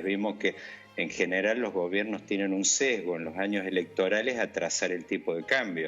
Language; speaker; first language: Spanish; native; Spanish